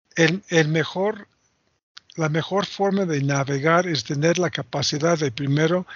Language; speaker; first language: Spanish; non-native, fluent; English